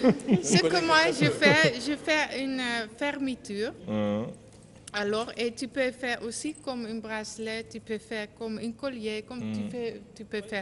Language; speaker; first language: French; non-native, learner; Dutch